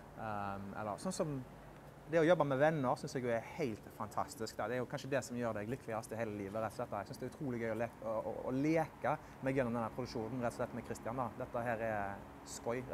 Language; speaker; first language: Norwegian; native; Norwegian